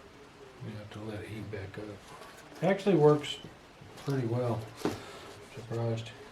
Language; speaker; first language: English; native; English